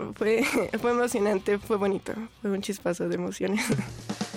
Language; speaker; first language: Spanish; native; Spanish